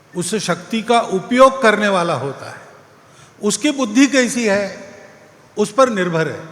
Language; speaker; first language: Hindi; non-native, local second language; Marathi